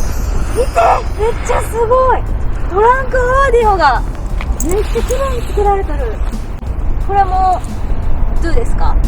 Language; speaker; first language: Japanese; native; Japanese